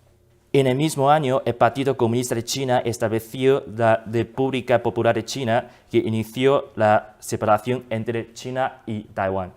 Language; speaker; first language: Spanish; non-native, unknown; Chinese